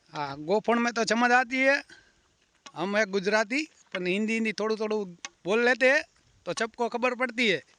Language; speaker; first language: Hindi; non-native, local second language; Gujarati